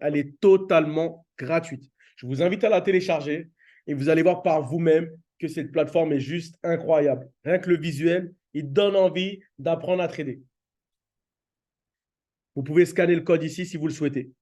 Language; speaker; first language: French; native; French